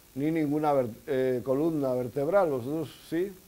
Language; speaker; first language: Spanish; native; Spanish